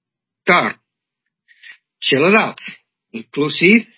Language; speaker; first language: Romanian; non-native, learner; English